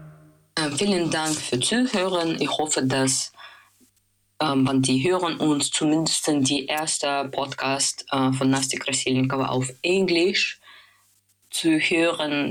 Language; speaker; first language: German; non-native, fluent; Russian